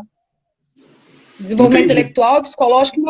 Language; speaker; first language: Portuguese; native; Portuguese